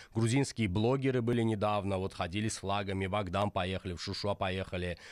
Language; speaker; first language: Russian; non-native, local second language; Azerbaijani